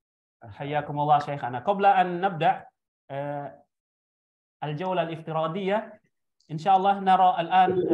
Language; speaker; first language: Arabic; non-native, fluent; Indonesian